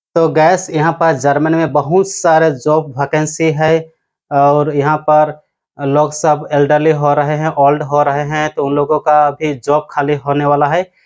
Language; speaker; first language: Hindi; non-native, local second language; Odia